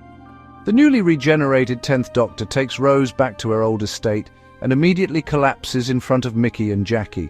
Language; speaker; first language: English; native; English